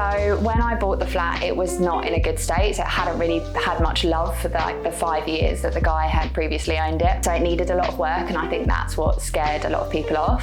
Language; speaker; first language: English; native; English